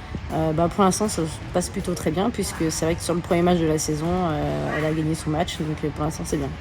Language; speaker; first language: French; native; French